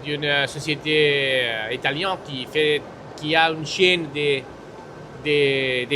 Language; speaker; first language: French; non-native, fluent; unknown